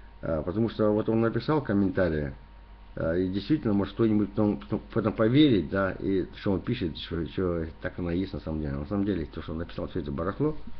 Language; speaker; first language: Russian; native; Russian